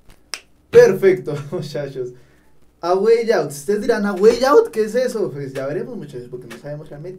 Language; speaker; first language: Spanish; native; Spanish